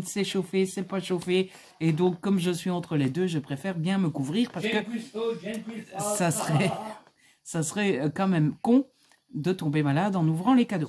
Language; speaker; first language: French; native; French